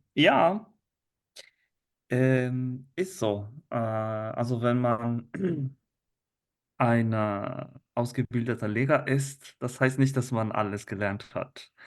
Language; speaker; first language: German; non-native, fluent; Italian